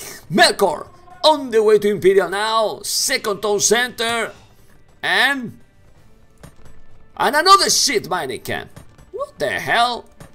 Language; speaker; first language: English; non-native, fluent; Spanish